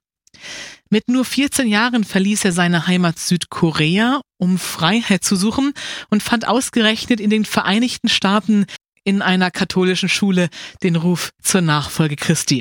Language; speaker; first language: German; native; German